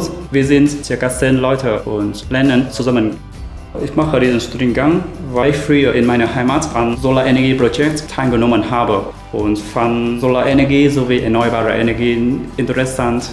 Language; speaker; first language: German; non-native, fluent; Vietnamese